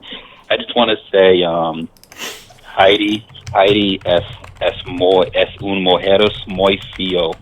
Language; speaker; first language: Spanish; non-native, learner; English